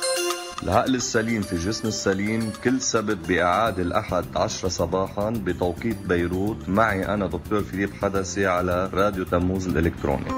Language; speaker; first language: Arabic; native; Arabic